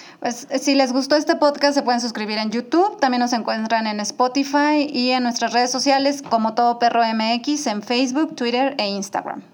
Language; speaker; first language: Spanish; native; Spanish